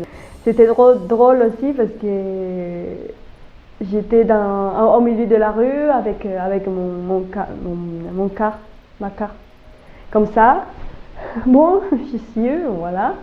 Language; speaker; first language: French; non-native, learner; Spanish